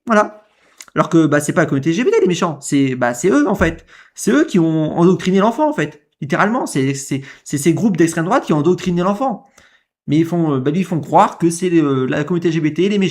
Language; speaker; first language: French; native; French